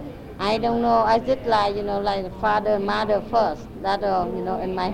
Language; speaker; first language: English; non-native, learner; Vietnamese